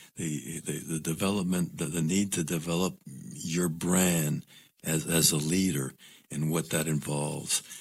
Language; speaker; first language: English; non-native, local second language; Spanish